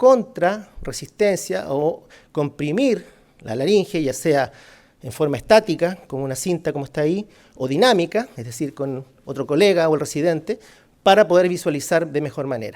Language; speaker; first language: Spanish; native; Spanish